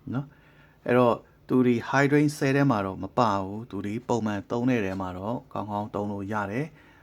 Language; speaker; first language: Burmese; native; Burmese